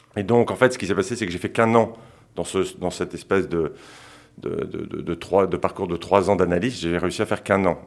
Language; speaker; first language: French; early bilingual, other home language; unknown